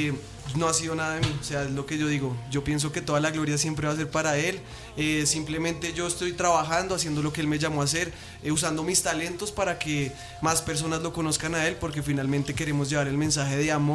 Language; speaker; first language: Spanish; native; Spanish